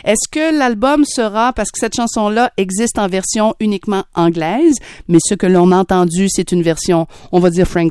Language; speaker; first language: French; native; French